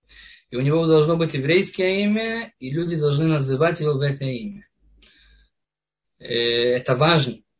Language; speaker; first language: Russian; non-native, fluent; Hebrew